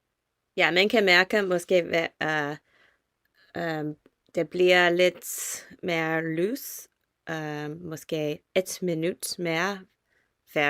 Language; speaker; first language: Danish; non-native, learner; English